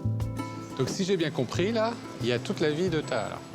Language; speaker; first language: French; native; French